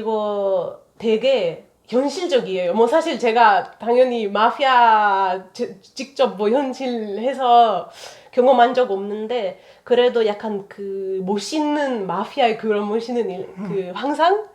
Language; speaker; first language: Korean; non-native, fluent; Italian